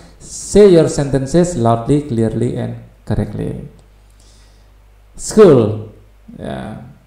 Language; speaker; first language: English; non-native, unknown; Indonesian